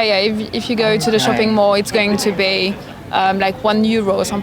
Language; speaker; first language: English; non-native, fluent; French